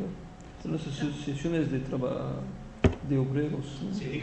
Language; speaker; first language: Spanish; non-native, fluent; French